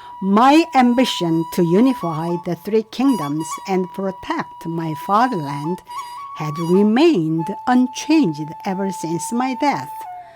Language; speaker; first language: English; non-native, fluent; Korean